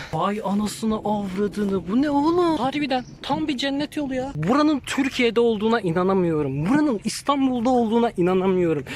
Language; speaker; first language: Turkish; native; Turkish